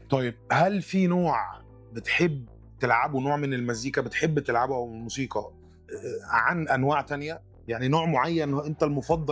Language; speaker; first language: Arabic; native; Arabic